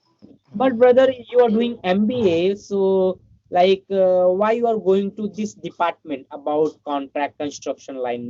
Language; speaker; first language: English; non-native, learner; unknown